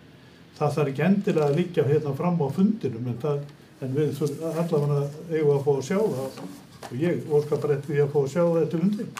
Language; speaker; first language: Icelandic; native; Icelandic